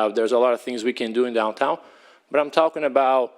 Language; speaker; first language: English; non-native, fluent; Portuguese